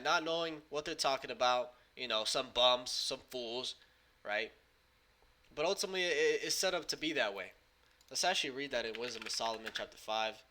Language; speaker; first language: English; native; English